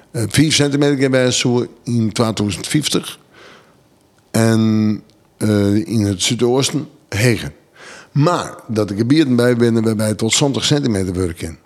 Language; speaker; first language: Dutch; non-native, local second language; Western Frisian